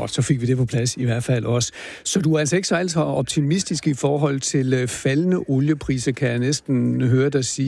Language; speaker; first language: Danish; native; Danish